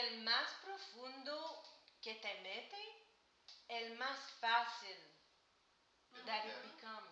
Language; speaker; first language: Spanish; non-native, learner; English